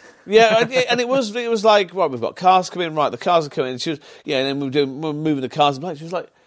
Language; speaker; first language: English; native; English